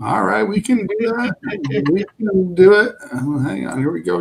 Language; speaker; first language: English; native; English